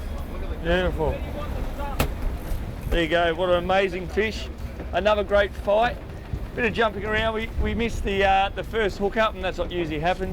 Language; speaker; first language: English; native; English